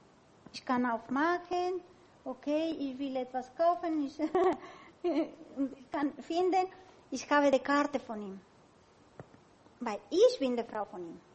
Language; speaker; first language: German; non-native, learner; Spanish